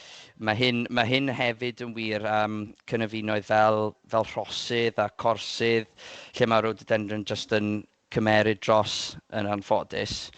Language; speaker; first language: Welsh; native; Welsh